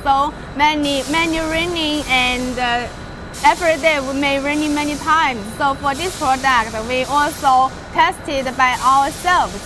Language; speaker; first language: English; non-native, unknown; Chinese